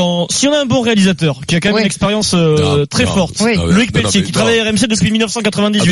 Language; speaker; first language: French; native; French